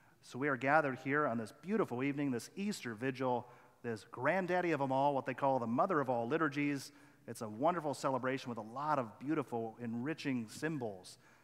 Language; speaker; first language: English; native; English